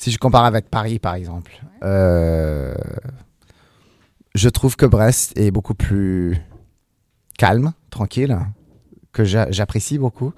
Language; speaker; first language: French; non-native, fluent; English